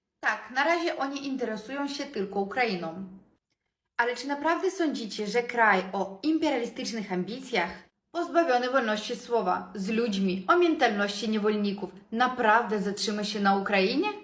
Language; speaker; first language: Polish; non-native, fluent; Ukrainian